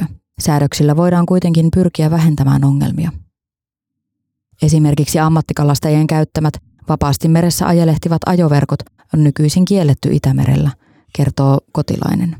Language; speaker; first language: Finnish; native; Finnish